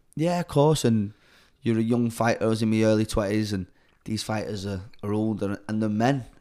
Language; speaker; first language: English; native; English